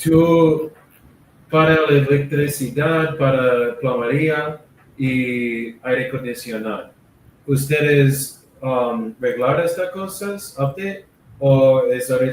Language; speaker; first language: Spanish; non-native, learner; English